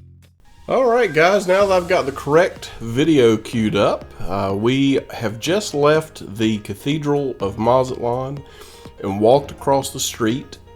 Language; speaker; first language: English; native; English